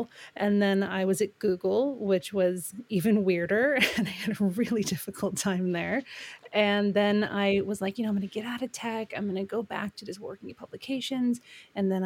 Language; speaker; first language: English; native; English